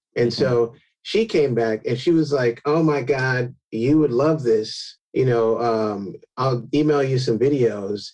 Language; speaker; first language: English; native; English